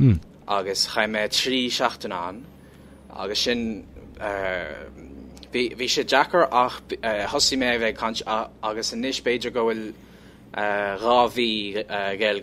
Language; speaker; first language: Irish; non-native, learner; English